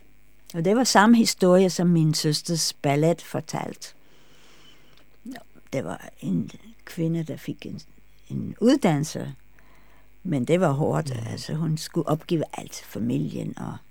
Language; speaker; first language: Danish; non-native, fluent; English